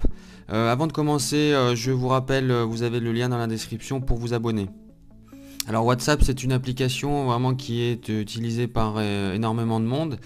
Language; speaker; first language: French; native; French